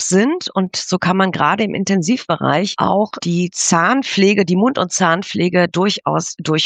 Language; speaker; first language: German; native; German